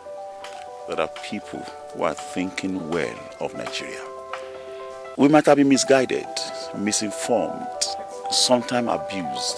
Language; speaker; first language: English; non-native, local second language; Yoruba